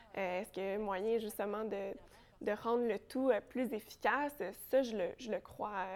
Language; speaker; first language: French; native; French